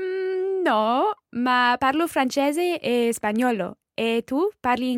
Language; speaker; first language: Italian; non-native, learner; English